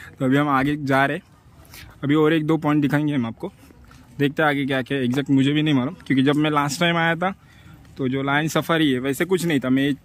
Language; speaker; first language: Hindi; non-native, local second language; Marathi